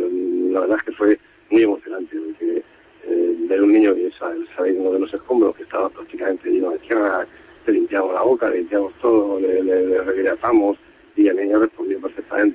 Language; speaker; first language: Spanish; native; Spanish